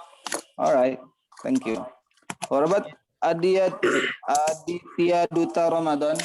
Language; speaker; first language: English; non-native, learner; Indonesian